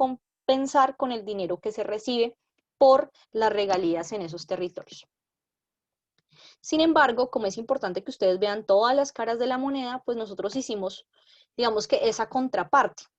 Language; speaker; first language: Spanish; native; Spanish